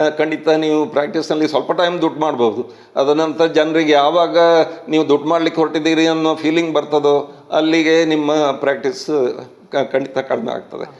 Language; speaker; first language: Kannada; native; Kannada